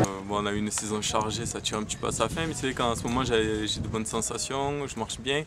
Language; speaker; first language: French; native; French